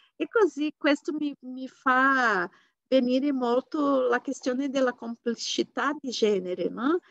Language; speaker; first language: Italian; non-native, fluent; Portuguese